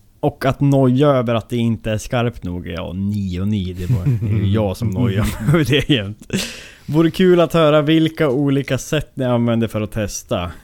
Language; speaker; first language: Swedish; native; Swedish